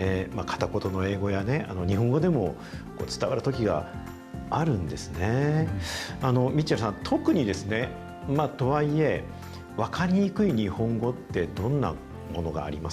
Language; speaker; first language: Japanese; native; Japanese